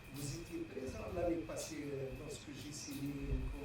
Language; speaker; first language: French; non-native, local second language; Arabic